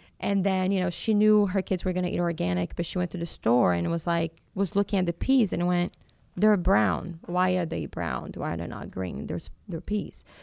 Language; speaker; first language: English; non-native, fluent; Portuguese